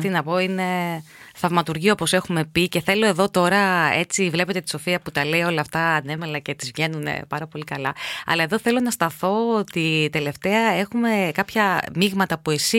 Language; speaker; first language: Greek; native; Greek